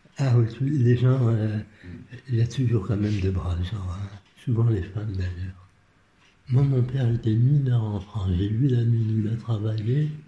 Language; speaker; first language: French; non-native, local second language; Arabic